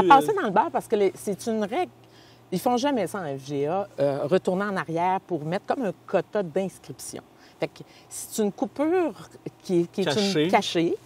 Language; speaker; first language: French; native; French